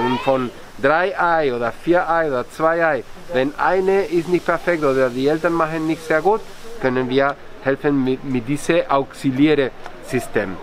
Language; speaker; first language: German; non-native, fluent; Spanish